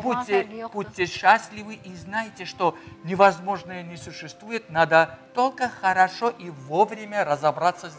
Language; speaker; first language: Russian; non-native, fluent; Georgian